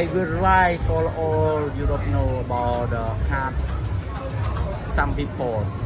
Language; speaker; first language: English; non-native, learner; Khmer